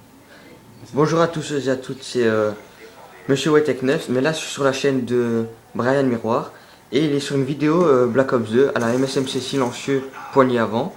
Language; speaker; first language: French; native; French